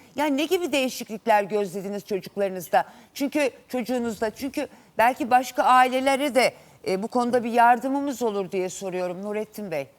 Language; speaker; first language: Turkish; native; Turkish